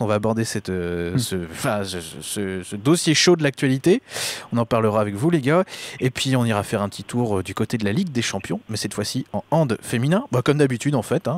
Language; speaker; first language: French; native; French